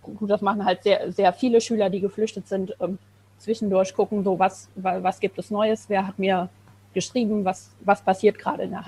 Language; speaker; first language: German; native; German